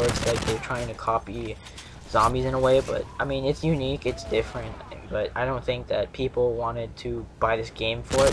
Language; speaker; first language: English; native; English